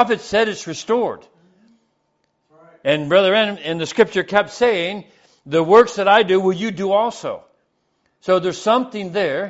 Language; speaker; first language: English; native; English